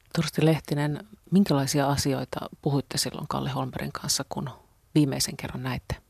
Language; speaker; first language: Finnish; native; Finnish